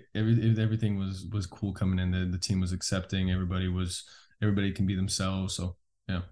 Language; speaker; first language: English; native; English